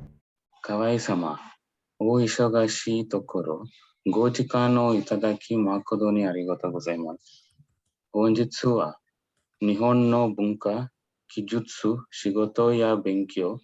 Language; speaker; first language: Japanese; non-native, fluent; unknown